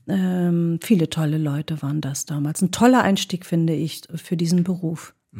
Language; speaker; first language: German; early bilingual, other home language; Greek